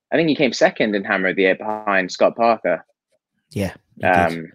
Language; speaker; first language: English; native; English